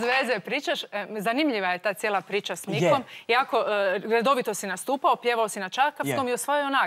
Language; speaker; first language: Croatian; native; Croatian